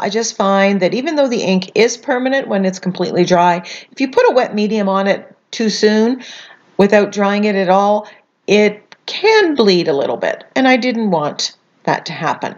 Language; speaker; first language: English; native; English